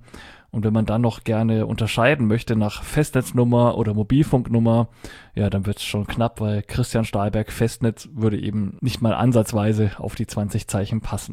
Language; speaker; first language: German; native; German